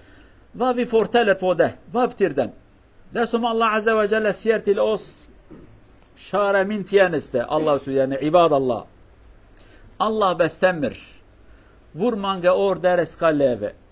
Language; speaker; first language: Swedish; non-native, learner; Kurdish